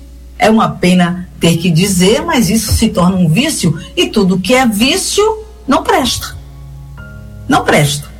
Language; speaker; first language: Portuguese; native; Portuguese